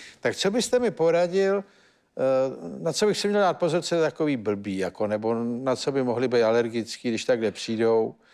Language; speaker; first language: Czech; native; Czech